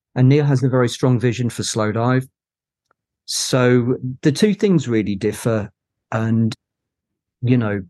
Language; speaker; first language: English; native; English